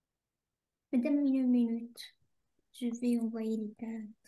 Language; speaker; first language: French; non-native, learner; Arabic